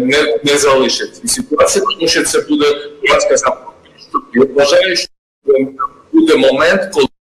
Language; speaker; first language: Ukrainian; non-native, fluent; Georgian